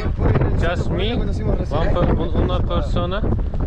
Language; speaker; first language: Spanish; non-native, learner; Turkish